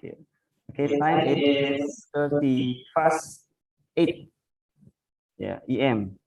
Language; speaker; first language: English; non-native, fluent; Indonesian